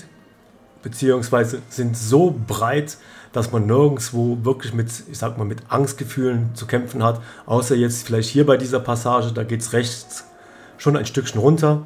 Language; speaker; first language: German; native; German